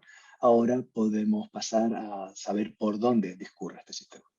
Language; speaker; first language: Spanish; native; Spanish